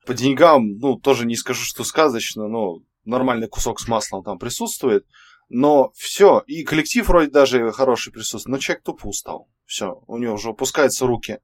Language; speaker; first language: Russian; native; Russian